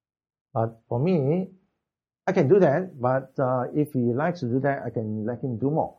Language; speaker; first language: English; non-native, local second language; Cantonese